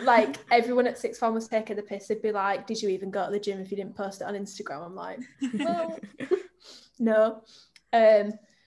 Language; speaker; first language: English; native; English